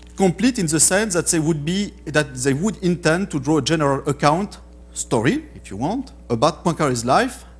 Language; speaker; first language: English; non-native, fluent; French